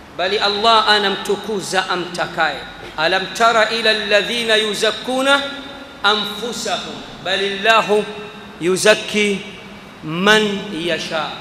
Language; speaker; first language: Swahili; native; Swahili